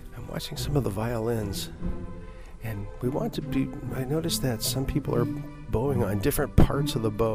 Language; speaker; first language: English; native; English